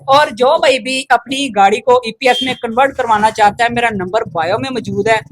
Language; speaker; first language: Urdu; non-native, local second language; Punjabi